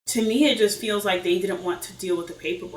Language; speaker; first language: English; native; English